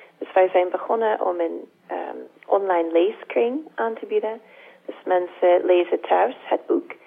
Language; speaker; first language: Dutch; non-native, fluent; English